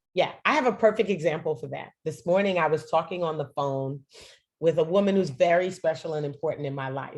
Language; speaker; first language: English; native; English